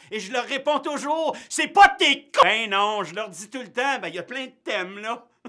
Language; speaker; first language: French; native; French